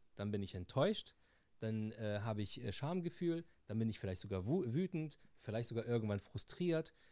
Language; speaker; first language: German; early bilingual, heritage; Arabic